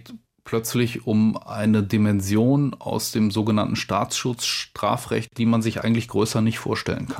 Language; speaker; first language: German; native; German